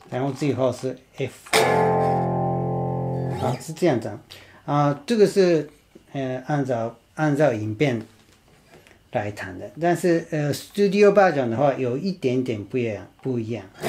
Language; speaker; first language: Chinese; non-native, fluent; Japanese